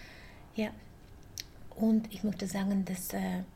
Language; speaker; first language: German; non-native, learner; Russian